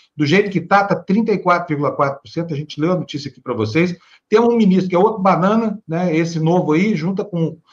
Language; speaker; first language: Portuguese; native; Portuguese